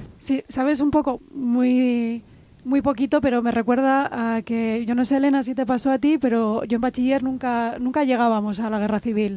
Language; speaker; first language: Spanish; native; Spanish